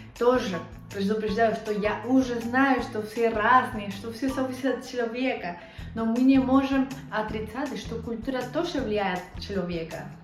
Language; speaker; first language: Russian; non-native, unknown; Spanish